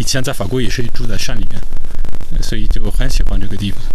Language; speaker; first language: Chinese; non-native, fluent; French